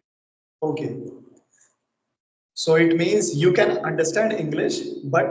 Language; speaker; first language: English; non-native, local second language; Hindi